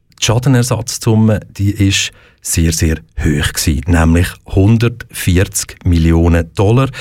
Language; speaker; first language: German; native; German